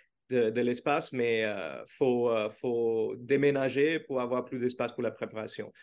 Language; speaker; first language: French; non-native, learner; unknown